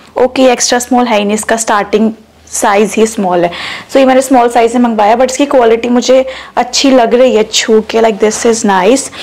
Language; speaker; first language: Hindi; native; Hindi